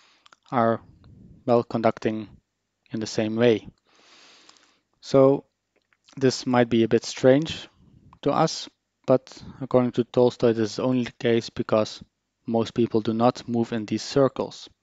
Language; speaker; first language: English; non-native, fluent; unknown